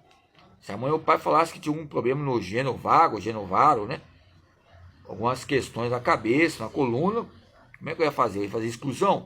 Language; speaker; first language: Portuguese; native; Portuguese